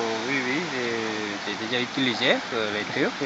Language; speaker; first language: French; non-native, learner; Korean